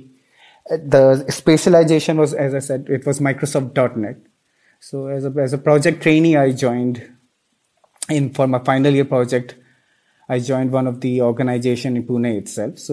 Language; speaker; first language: English; non-native, local second language; Hindi